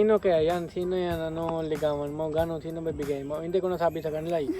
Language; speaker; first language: Filipino; non-native, learner; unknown